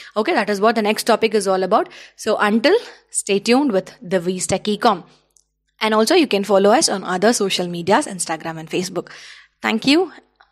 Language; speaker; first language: English; non-native, local second language; Tamil